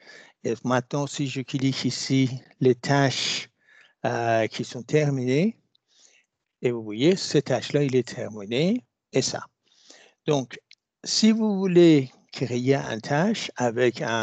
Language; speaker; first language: French; non-native, fluent; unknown